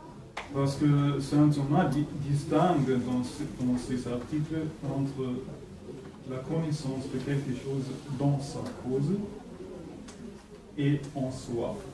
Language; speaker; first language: French; non-native, fluent; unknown